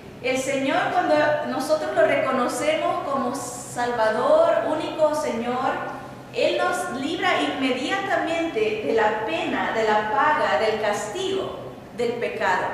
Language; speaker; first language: Spanish; native; Spanish